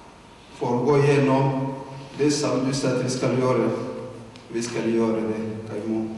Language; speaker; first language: Norwegian; non-native, fluent; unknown